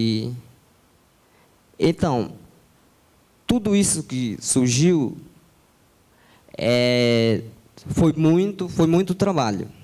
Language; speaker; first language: Portuguese; non-native, local second language; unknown